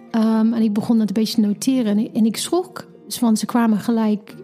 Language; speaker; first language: Dutch; non-native, fluent; English